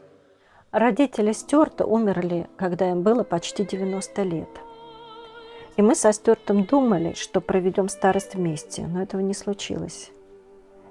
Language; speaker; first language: Russian; native; Russian